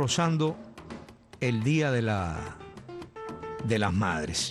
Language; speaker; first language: Spanish; native; Spanish